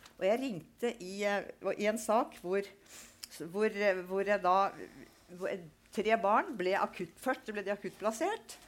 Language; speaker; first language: Norwegian; native; Norwegian